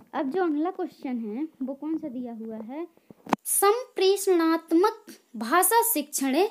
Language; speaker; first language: Hindi; native; Hindi